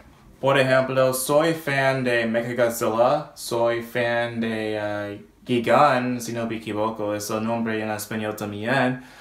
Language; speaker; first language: Spanish; non-native, learner; English